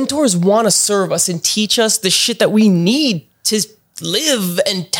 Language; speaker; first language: English; native; English